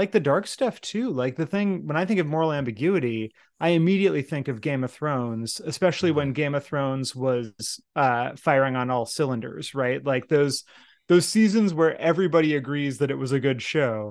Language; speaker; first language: English; native; English